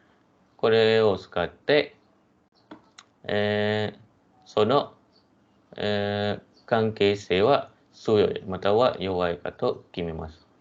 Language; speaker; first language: Japanese; non-native, fluent; Malay